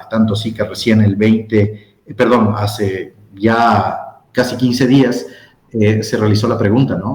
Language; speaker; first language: Spanish; native; Spanish